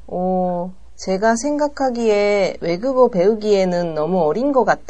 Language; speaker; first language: Korean; non-native, learner; Japanese